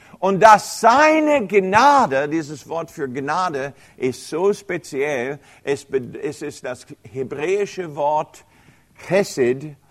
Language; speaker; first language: German; non-native, fluent; English